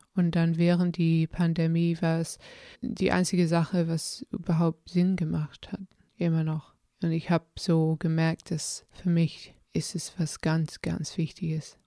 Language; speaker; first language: German; early bilingual, heritage; English